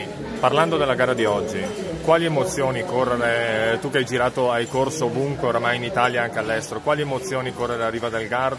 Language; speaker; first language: Italian; native; Italian